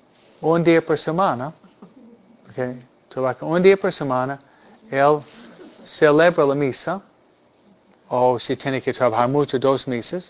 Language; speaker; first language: Spanish; non-native, fluent; English